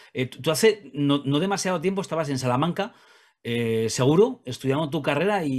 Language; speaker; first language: Spanish; native; Spanish